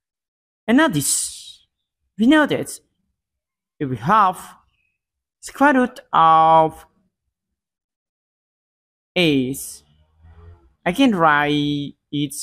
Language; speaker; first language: English; non-native, learner; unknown